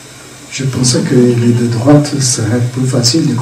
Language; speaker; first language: French; non-native, fluent; Portuguese